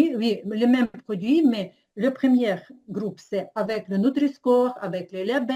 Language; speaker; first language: French; non-native, learner; Ukrainian